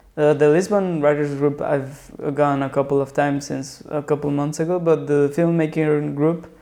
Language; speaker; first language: English; non-native, fluent; Spanish